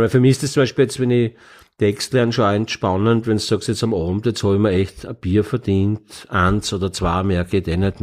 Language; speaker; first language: German; native; German